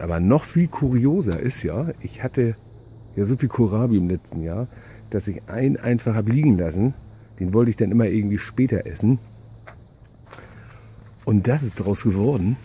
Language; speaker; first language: German; native; German